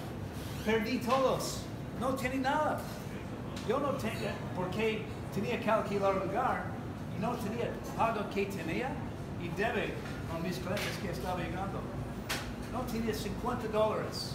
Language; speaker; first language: Spanish; non-native, learner; English